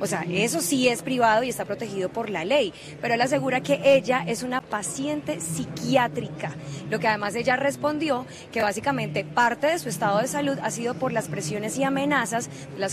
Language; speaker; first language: Spanish; native; Spanish